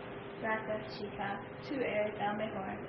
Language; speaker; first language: Spanish; non-native, learner; English